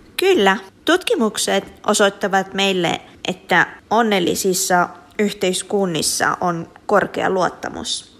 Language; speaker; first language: Finnish; non-native, fluent; Italian